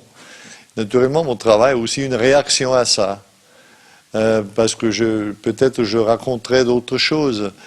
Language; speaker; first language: French; non-native, fluent; German